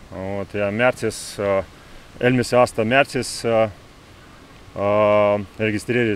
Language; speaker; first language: Estonian; non-native, local second language; Russian